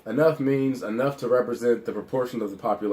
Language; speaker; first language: English; native; English